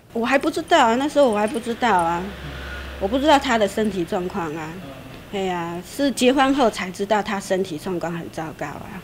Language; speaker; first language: Chinese; native; Chinese